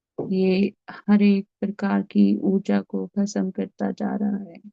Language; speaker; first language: Hindi; native; Hindi